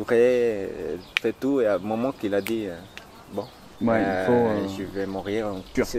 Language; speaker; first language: French; non-native, learner; Spanish